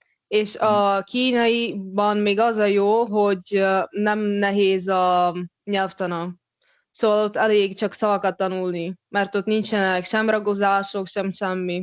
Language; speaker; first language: Hungarian; non-native, local second language; Russian